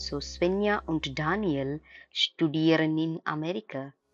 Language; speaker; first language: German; non-native, fluent; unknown